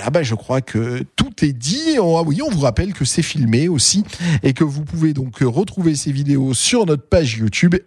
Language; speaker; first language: French; native; French